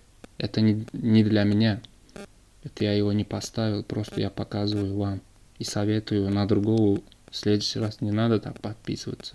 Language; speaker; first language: Russian; non-native, learner; Turkmen